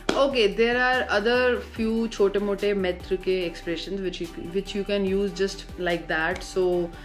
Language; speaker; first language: English; non-native, local second language; Hindi